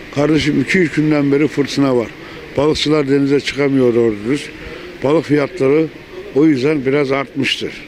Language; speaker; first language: Turkish; native; Turkish